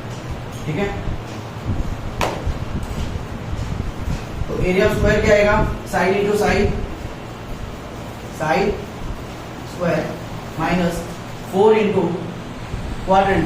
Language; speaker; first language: Hindi; native; Hindi